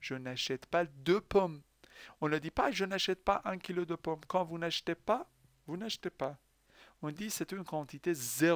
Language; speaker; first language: French; non-native, fluent; Persian